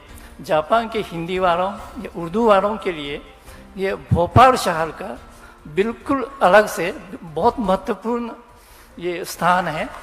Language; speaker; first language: Hindi; non-native, fluent; Japanese